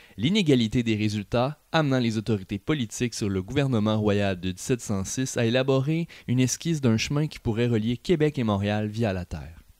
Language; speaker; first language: French; native; French